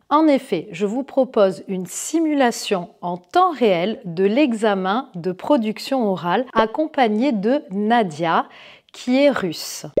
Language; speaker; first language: French; native; French